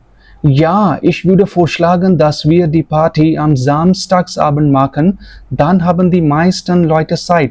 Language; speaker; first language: German; non-native, fluent; Hindi